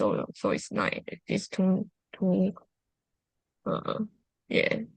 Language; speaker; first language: English; non-native, learner; Chinese